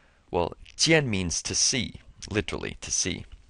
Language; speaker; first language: English; native; English